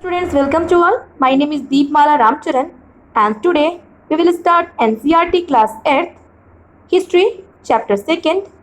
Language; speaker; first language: English; non-native, local second language; Hindi